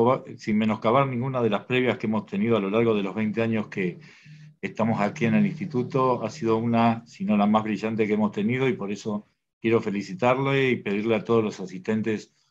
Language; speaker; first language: Spanish; native; Spanish